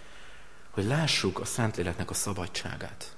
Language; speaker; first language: Hungarian; native; Hungarian